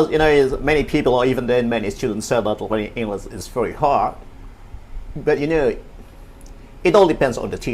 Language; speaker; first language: English; non-native, learner; Indonesian